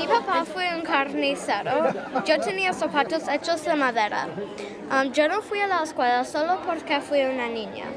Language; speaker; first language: Spanish; non-native, learner; English